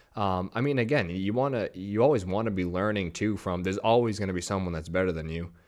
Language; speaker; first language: English; native; English